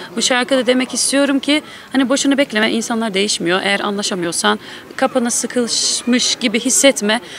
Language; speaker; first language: Turkish; early bilingual, heritage; Turkish